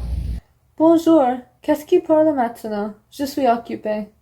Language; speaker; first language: French; non-native, learner; English